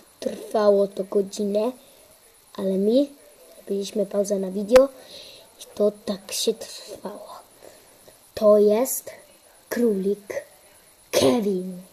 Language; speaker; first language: Polish; early bilingual, heritage; Polish